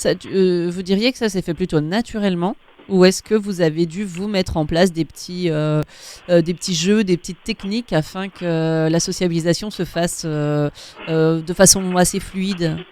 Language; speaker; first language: French; native; French